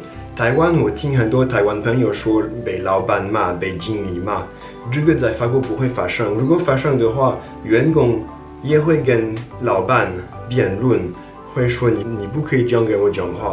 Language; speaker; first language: Chinese; non-native, fluent; French